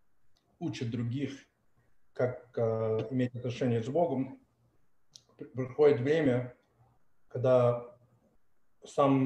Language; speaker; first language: Russian; early bilingual, heritage; Russian